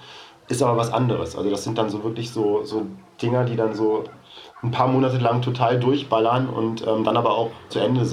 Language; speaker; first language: German; native; German